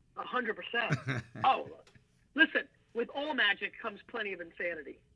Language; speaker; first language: English; early bilingual, other home language; Russian